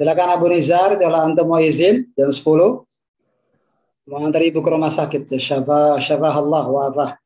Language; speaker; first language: Indonesian; native; Indonesian